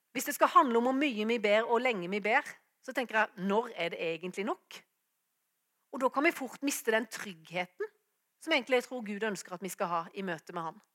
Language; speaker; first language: Norwegian; native; Norwegian